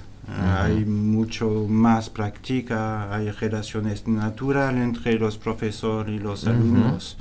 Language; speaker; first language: Spanish; non-native, learner; French